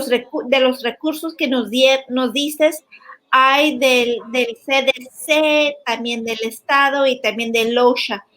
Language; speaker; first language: Spanish; early bilingual, heritage; Spanish